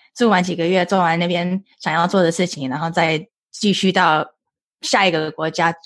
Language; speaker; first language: Chinese; early bilingual, heritage; Chinese